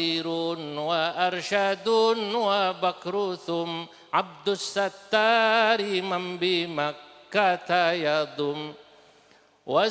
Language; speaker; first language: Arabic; non-native, fluent; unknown